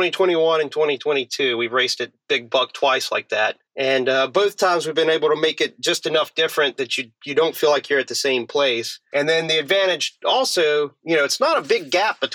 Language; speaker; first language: English; native; English